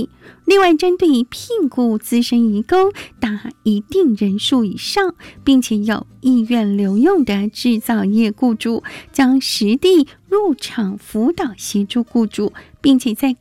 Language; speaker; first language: Chinese; native; Chinese